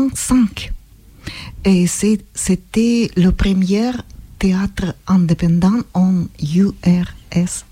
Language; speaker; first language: French; non-native, learner; Russian